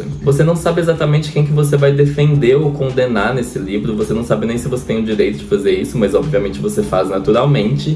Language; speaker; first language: Portuguese; native; Portuguese